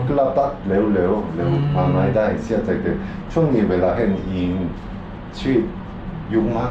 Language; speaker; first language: Thai; non-native, learner; Korean